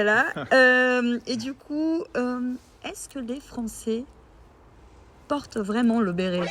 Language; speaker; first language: French; non-native, fluent; Portuguese